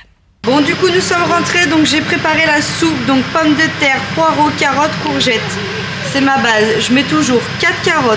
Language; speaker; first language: French; native; French